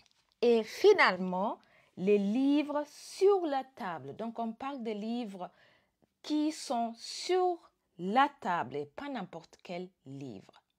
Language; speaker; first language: French; non-native, fluent; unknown